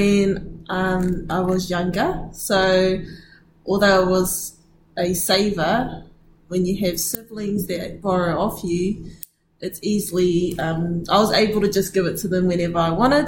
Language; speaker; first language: English; native; English